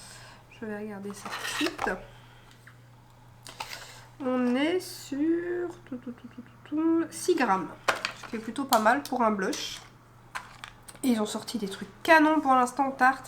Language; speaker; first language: French; native; French